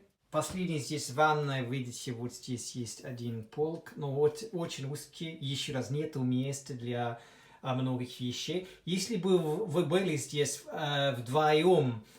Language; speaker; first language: Russian; non-native, fluent; English